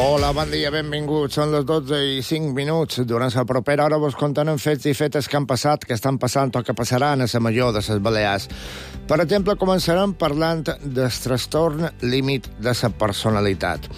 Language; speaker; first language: Catalan; native; Catalan